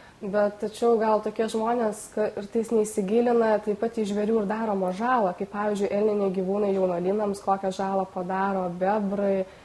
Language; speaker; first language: Lithuanian; native; Lithuanian